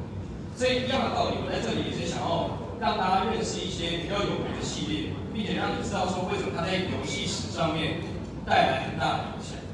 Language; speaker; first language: Chinese; native; Chinese